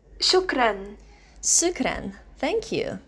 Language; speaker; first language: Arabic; non-native, learner; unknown